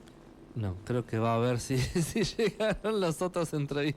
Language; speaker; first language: Spanish; native; Spanish